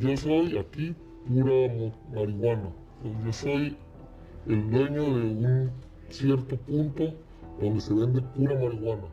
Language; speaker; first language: Spanish; native; Spanish